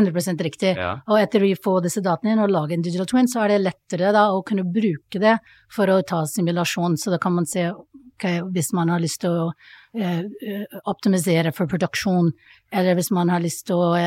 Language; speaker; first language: Norwegian; non-native, fluent; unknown